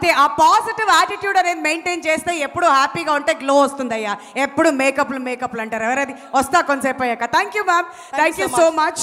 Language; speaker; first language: Telugu; native; Telugu